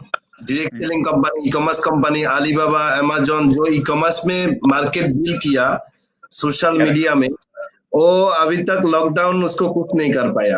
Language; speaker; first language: Hindi; non-native, fluent; Bangla